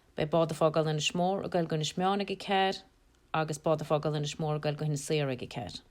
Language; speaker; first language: Irish; native; Irish